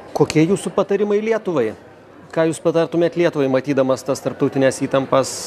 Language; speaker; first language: Lithuanian; native; Lithuanian